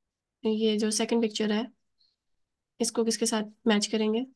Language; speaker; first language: Urdu; native; Urdu